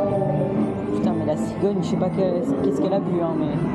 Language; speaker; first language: French; native; French